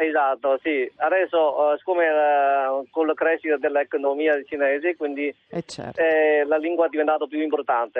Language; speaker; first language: Italian; non-native, fluent; Chinese